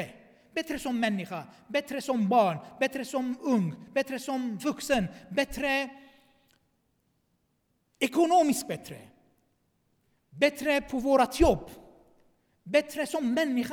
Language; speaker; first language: Swedish; non-native, fluent; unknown